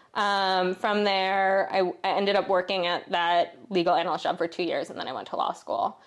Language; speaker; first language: English; native; English